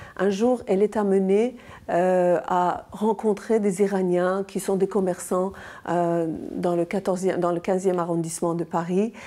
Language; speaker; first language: French; non-native, fluent; Persian